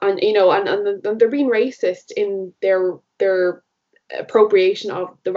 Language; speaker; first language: English; native; English